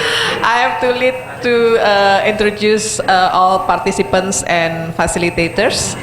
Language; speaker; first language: English; non-native, fluent; Indonesian